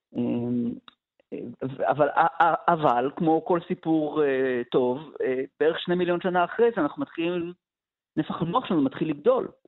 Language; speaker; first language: Hebrew; native; Hebrew